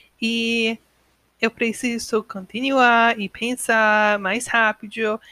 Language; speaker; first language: Portuguese; non-native, learner; English